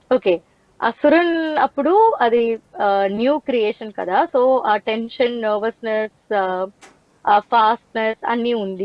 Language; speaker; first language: Telugu; non-native, learner; Tamil